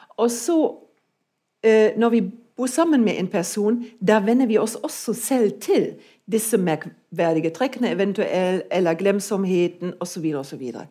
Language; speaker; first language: Norwegian; non-native, fluent; German